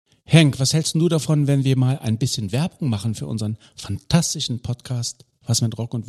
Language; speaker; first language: German; native; German